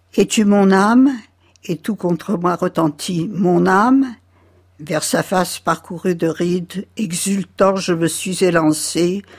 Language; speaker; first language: French; early bilingual, other home language; Yiddish